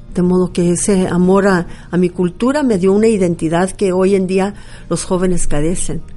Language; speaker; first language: Spanish; early bilingual, heritage; Spanish